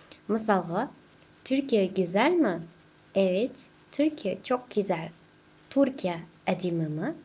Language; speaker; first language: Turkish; non-native, fluent; Kazakh